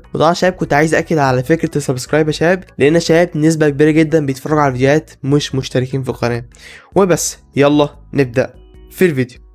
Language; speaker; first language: Arabic; native; Arabic